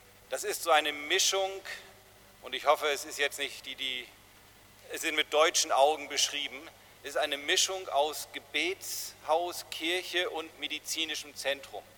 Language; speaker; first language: German; native; German